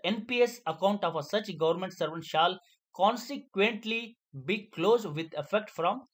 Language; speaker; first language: English; non-native, local second language; Kannada